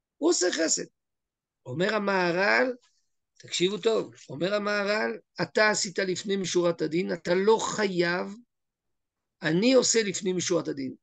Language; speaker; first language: Hebrew; native; Hebrew